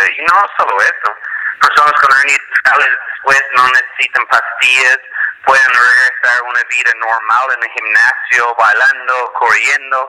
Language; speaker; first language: Spanish; non-native, fluent; English